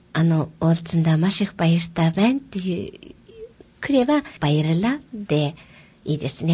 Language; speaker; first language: Japanese; native; Japanese